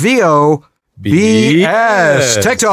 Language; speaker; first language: English; native; English